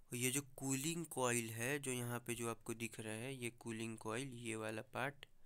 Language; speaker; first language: Hindi; native; Hindi